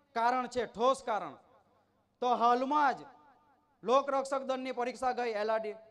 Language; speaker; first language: Gujarati; non-native, local second language; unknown